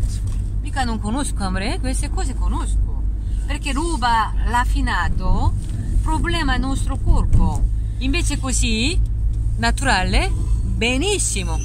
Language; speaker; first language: Italian; non-native, learner; Korean